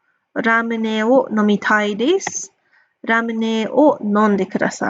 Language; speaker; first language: Japanese; non-native, fluent; English